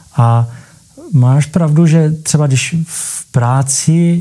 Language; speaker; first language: Czech; early bilingual, heritage; Czech